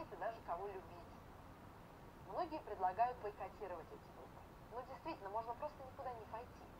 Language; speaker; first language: Russian; native; Russian